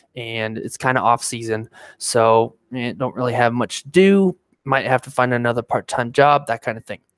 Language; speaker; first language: English; native; English